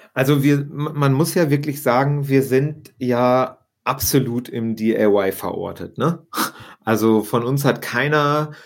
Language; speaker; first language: German; native; German